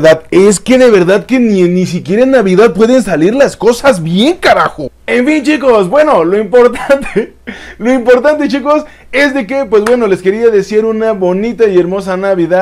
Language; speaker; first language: Spanish; native; Spanish